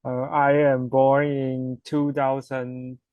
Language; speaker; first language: English; non-native, learner; Chinese